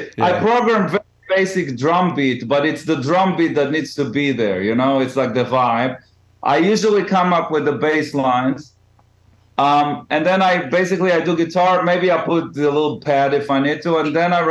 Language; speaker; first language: English; non-native, fluent; Hebrew